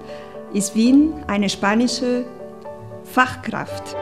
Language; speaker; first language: German; non-native, fluent; Spanish